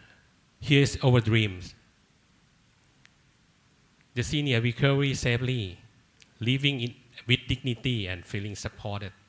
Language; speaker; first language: English; non-native, learner; Thai